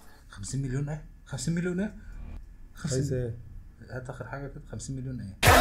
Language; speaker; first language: Arabic; native; Arabic